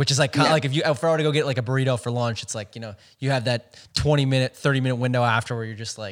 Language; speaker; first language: English; native; English